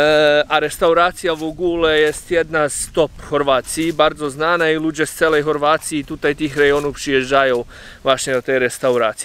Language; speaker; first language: Polish; non-native, fluent; Croatian